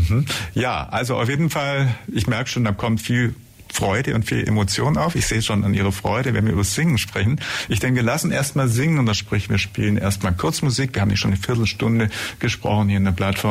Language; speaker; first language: German; native; German